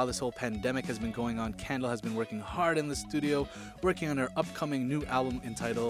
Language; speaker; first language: English; native; English